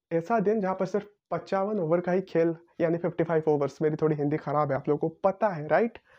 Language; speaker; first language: Hindi; non-native, local second language; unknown